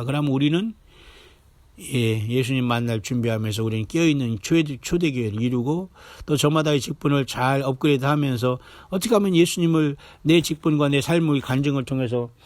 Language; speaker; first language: Korean; native; Korean